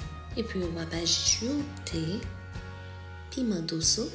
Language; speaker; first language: French; non-native, local second language; Haitian Creole